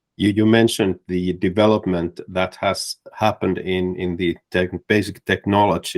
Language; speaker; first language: English; non-native, fluent; Finnish